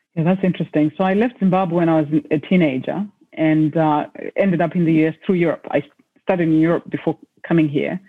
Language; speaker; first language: English; non-native, local second language; Shona